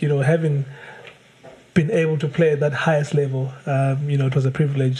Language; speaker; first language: English; non-native, local second language; Xhosa